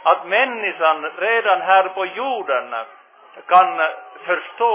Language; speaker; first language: Swedish; non-native, fluent; Finnish